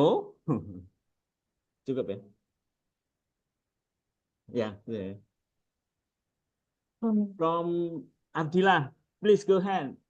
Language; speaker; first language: English; non-native, fluent; Indonesian